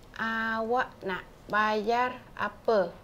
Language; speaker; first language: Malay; non-native, fluent; Vietnamese